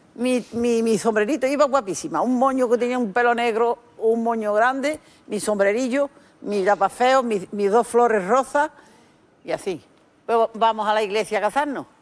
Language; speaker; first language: Spanish; native; Spanish